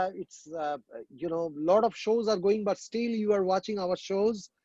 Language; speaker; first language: English; non-native, local second language; Bangla